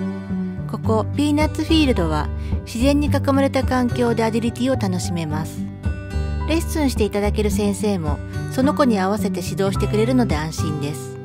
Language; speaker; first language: Japanese; native; Japanese